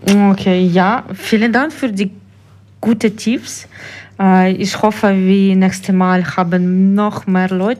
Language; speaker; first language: German; non-native, learner; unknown